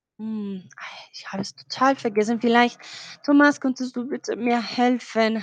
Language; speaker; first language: German; non-native, fluent; Spanish